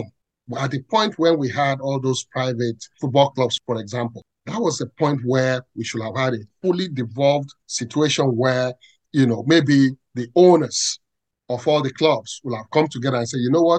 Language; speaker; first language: English; non-native, local second language; Yoruba